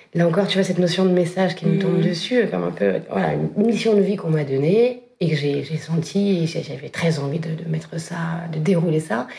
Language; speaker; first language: French; native; French